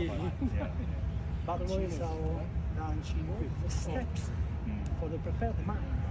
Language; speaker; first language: English; non-native, learner; Italian